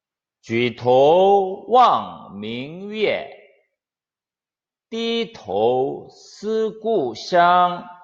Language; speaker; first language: Chinese; non-native, fluent; Korean